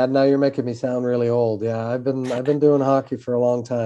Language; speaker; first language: English; native; English